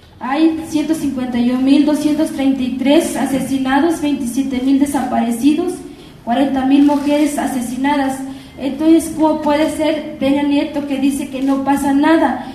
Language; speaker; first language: Spanish; non-native, local second language; Nahuatl languages